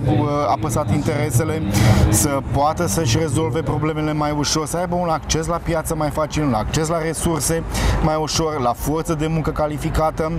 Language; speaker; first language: Romanian; native; Romanian